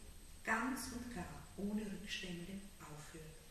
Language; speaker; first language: German; native; German